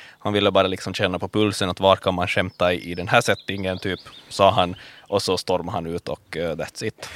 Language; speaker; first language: Swedish; native; Swedish